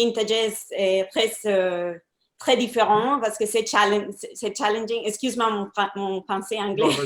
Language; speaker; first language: French; non-native, fluent; Spanish